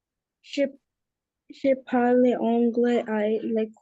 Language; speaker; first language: French; non-native, fluent; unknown